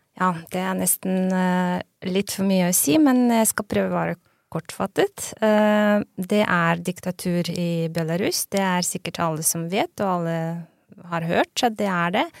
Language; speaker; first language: Norwegian; non-native, fluent; Belarusian